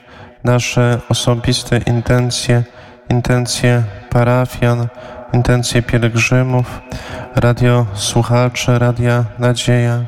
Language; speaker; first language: Polish; native; Polish